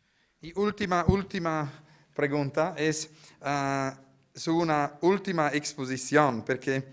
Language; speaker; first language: Spanish; non-native, learner; Italian